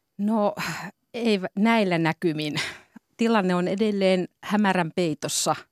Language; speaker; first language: Finnish; native; Finnish